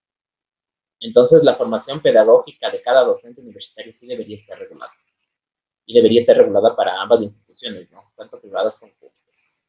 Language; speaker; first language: Spanish; native; Spanish